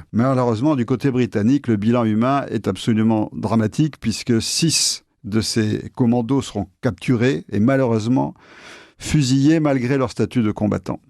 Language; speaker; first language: French; native; French